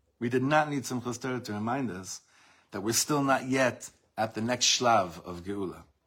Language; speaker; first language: English; native; English